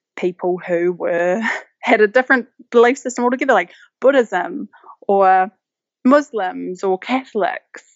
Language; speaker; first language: English; native; English